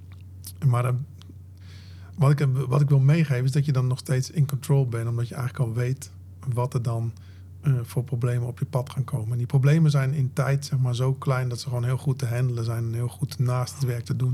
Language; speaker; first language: Dutch; native; Dutch